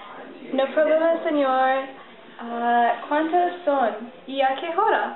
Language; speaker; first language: Spanish; non-native, learner; English